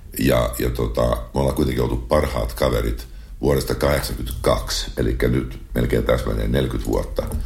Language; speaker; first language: Finnish; native; Finnish